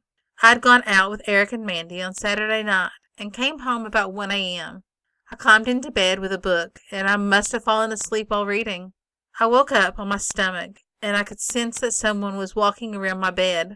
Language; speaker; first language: English; native; English